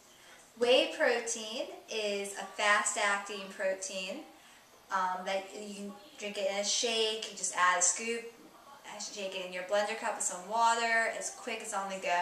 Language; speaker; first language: English; native; English